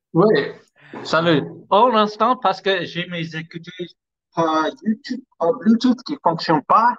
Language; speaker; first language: French; non-native, learner; Cantonese